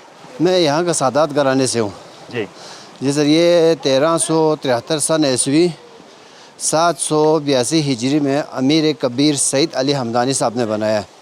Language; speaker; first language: Hindi; non-native, local second language; Balti